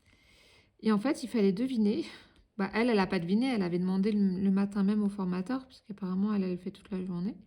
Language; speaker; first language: French; native; French